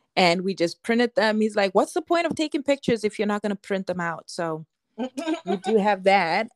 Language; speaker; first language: English; non-native, local second language; Shona